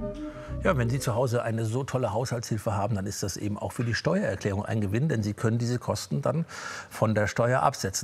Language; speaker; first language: German; native; German